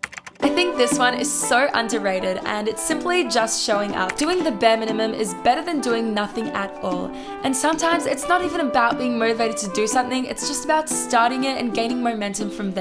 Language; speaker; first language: English; native; English